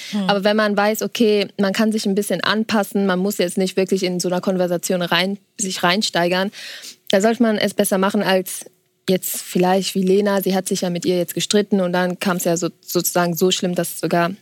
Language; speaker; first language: German; native; German